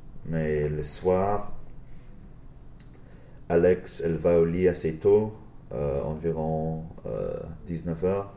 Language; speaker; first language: French; non-native, learner; English